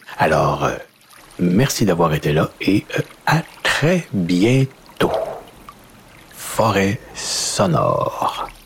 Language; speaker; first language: French; native; French